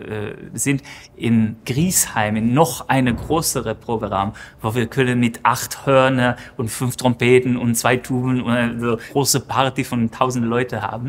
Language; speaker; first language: German; non-native, fluent; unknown